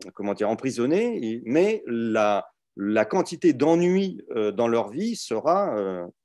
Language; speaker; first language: French; early bilingual, other home language; Russian